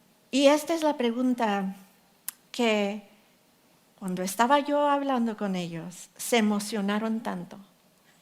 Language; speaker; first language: Spanish; early bilingual, heritage; Spanish